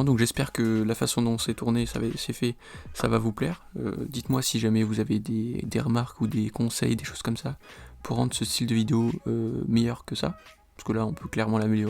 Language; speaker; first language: French; native; French